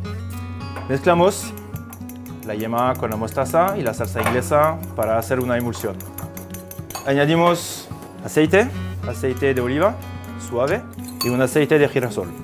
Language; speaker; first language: Spanish; non-native, fluent; French